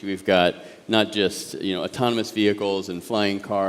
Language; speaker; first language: English; native; English